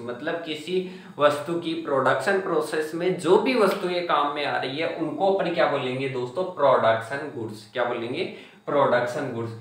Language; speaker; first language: Hindi; native; Hindi